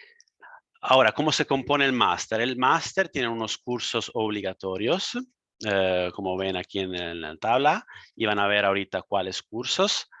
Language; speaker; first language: Spanish; non-native, fluent; Italian